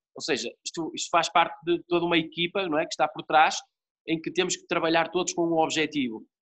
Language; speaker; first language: Portuguese; native; Portuguese